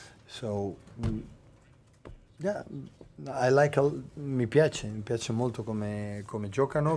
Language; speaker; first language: Italian; non-native, fluent; Catalan